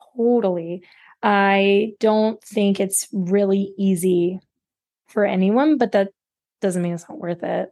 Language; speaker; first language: English; native; English